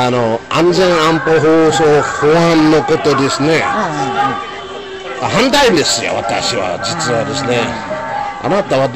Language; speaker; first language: Japanese; non-native, fluent; English